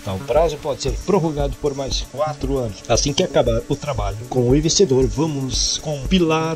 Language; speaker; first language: Portuguese; native; Portuguese